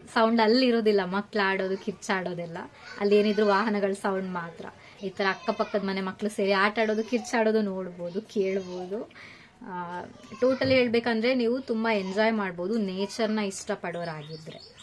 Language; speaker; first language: Kannada; native; Kannada